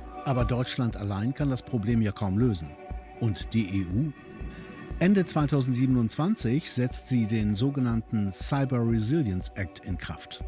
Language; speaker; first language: German; native; German